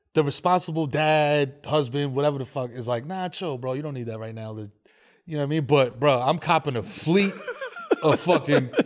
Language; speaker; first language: English; native; English